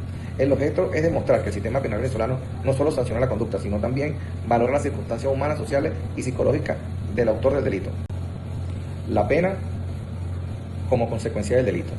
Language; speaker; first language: Spanish; native; Spanish